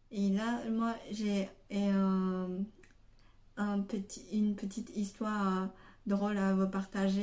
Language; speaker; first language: French; non-native, fluent; Chinese